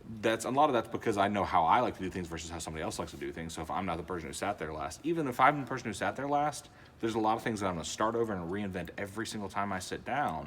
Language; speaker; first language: English; native; English